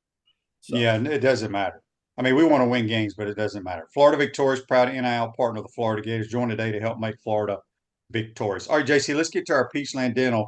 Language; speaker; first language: English; native; English